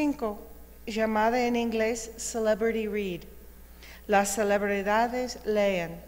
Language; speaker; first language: Spanish; non-native, fluent; English